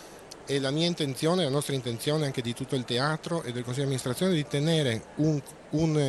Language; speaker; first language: Italian; native; Italian